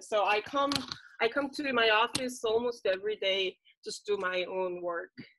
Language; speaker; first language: English; non-native, fluent; Korean